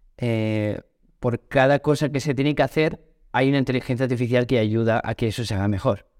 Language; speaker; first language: Spanish; early bilingual, other home language; Portuguese